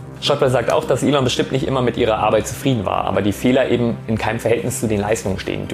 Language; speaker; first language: German; native; German